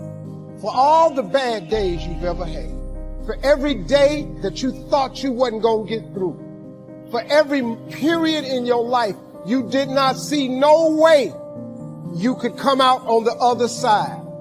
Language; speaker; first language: English; native; English